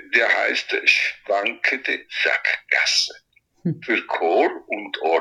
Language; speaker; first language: German; non-native, fluent; Italian